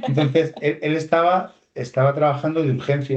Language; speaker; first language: Spanish; native; Spanish